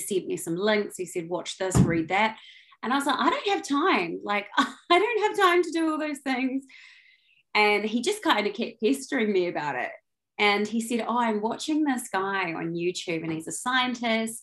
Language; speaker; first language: English; native; English